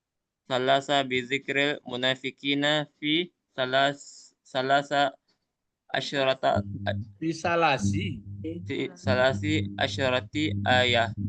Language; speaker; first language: Arabic; non-native, learner; Indonesian